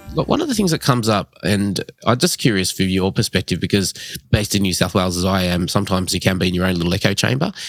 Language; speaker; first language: English; early bilingual, other home language; Hindi